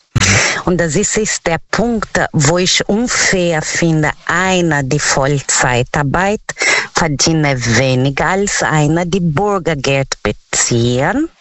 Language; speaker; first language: German; non-native, learner; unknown